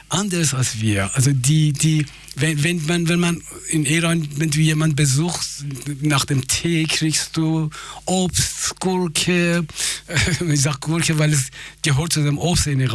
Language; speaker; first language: German; non-native, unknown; Persian